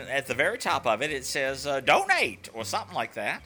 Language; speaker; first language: English; native; English